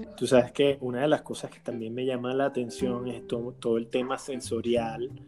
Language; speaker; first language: Spanish; native; Spanish